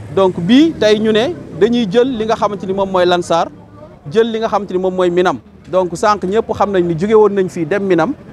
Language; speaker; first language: Wolof; native; Wolof